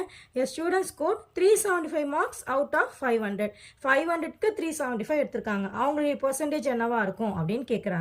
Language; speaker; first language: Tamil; native; Tamil